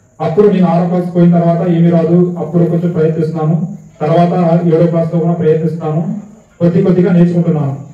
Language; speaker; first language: Telugu; non-native, local second language; Urdu